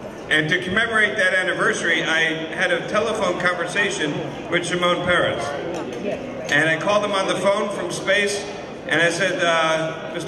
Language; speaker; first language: English; native; English